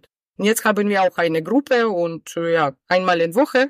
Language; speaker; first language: German; non-native, learner; Ukrainian